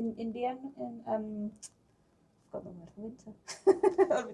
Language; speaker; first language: Spanish; non-native, learner; English